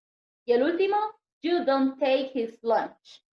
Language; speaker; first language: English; non-native, learner; Spanish